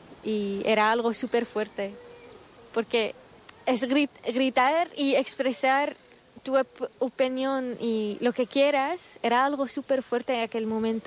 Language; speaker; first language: Spanish; non-native, fluent; Arabic